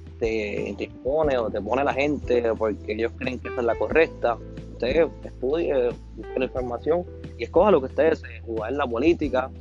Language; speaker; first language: Spanish; native; Spanish